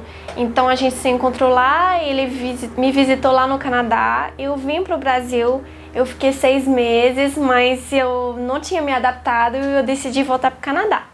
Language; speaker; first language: Portuguese; non-native, fluent; French